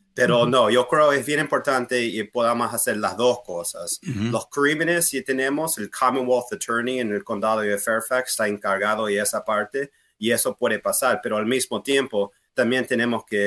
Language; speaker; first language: Spanish; early bilingual, heritage; Spanish